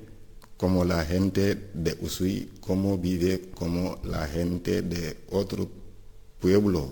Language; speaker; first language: Spanish; non-native, learner; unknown